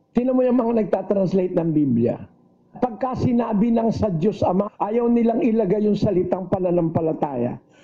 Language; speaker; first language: Filipino; native; Filipino